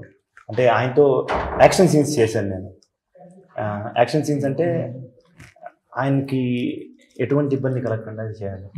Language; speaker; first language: Telugu; native; Telugu